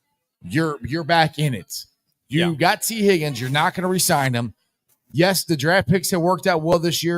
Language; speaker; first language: English; native; English